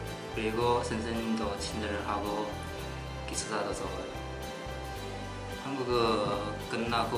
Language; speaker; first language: Korean; non-native, learner; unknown